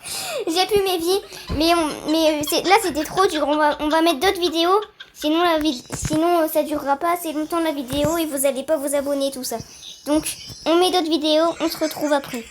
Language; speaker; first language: French; native; French